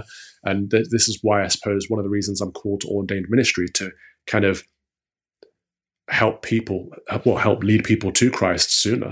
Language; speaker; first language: English; native; English